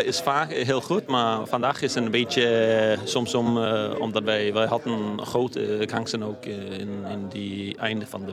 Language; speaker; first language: Dutch; non-native, fluent; Danish